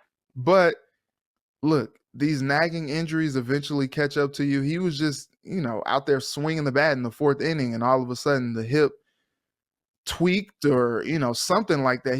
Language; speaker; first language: English; native; English